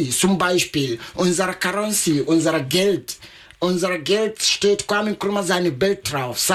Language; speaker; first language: German; non-native, learner; Akan